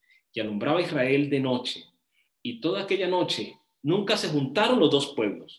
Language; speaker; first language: Spanish; native; Spanish